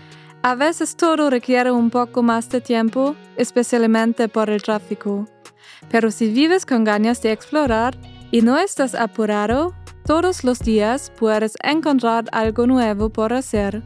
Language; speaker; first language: Spanish; non-native, fluent; German